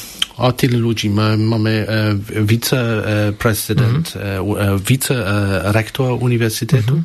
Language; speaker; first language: Polish; non-native, learner; Chinese